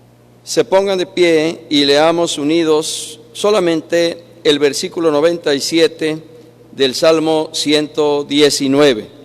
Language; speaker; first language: Spanish; native; Spanish